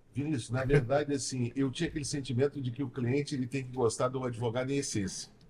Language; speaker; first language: Portuguese; native; Portuguese